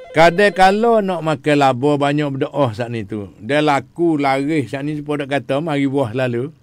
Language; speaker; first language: Malay; native; Malay